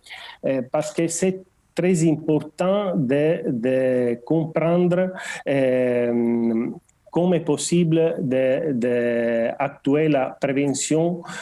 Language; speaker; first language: French; non-native, learner; Portuguese